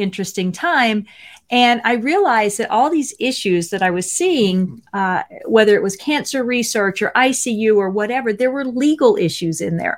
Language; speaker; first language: English; native; English